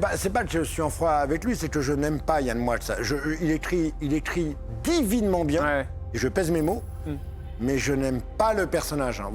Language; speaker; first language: French; native; French